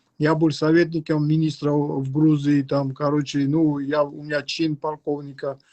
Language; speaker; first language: Russian; non-native, local second language; Georgian